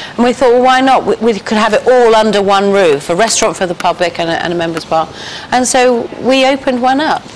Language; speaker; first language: English; native; English